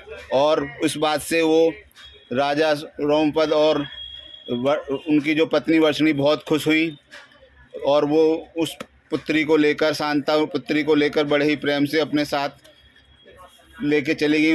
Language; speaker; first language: Hindi; native; Hindi